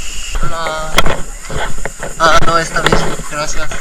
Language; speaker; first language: Spanish; non-native, learner; Korean